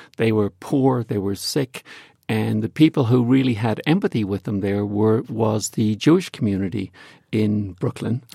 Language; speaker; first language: English; native; English